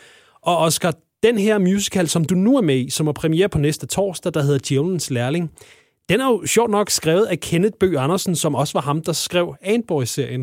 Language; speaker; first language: Danish; native; Danish